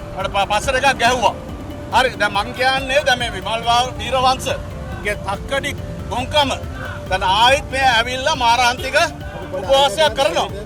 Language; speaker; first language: Sinhala; non-native, local second language; Tamil